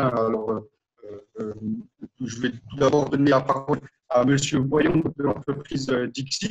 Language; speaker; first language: French; native; French